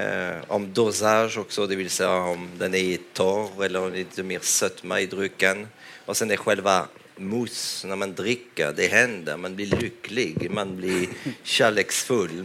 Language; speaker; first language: Swedish; non-native, fluent; French